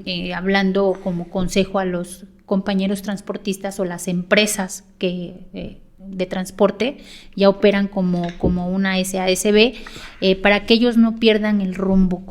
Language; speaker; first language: Spanish; native; Spanish